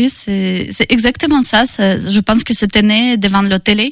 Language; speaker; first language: French; non-native, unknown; Russian